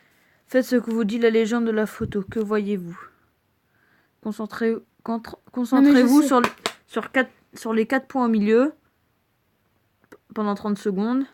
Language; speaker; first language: French; native; French